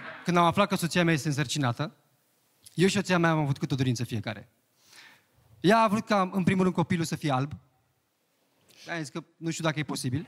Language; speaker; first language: Romanian; native; Romanian